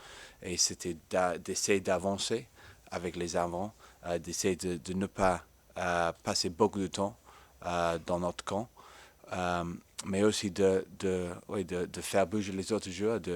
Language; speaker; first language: French; non-native, fluent; English